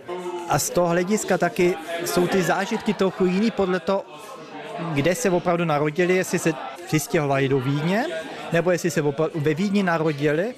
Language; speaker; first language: Czech; early bilingual, heritage; Czech